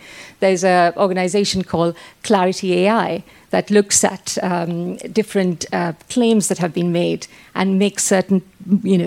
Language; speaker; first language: English; non-native, local second language; Sinhala